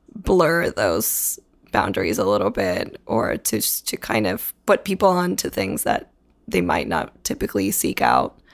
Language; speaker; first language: English; early bilingual, other home language; Spanish